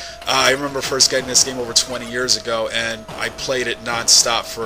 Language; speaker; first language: English; native; English